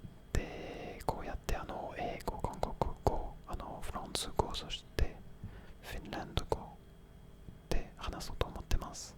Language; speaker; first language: Japanese; non-native, fluent; French